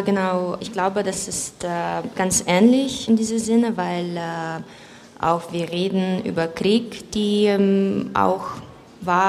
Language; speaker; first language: German; non-native, fluent; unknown